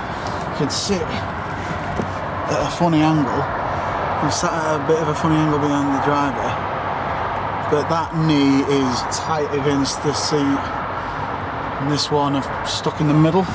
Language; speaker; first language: English; native; English